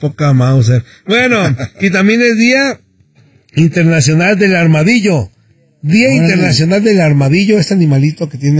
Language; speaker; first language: Spanish; native; Spanish